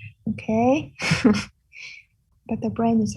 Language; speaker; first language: English; non-native, fluent; Vietnamese